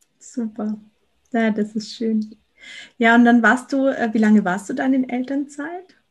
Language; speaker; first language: German; native; German